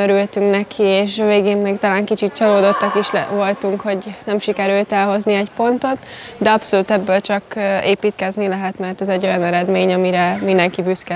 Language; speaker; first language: Hungarian; native; Hungarian